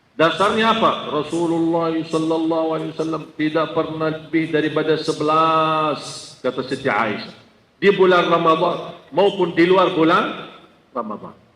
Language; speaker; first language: Malay; non-native, fluent; Arabic